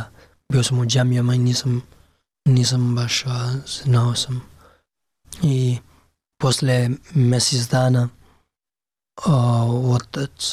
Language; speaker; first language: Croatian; non-native, learner; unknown